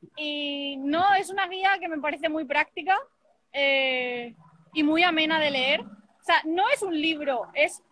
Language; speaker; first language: Spanish; native; Spanish